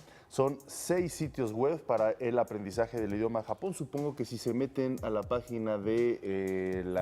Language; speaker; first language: Spanish; native; Spanish